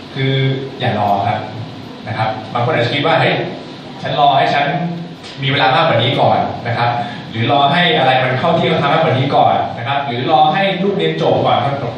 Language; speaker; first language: Thai; native; Thai